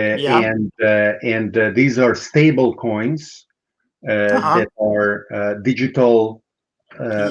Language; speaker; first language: English; non-native, fluent; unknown